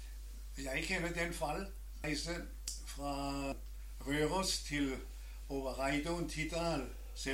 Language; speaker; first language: Danish; non-native, learner; German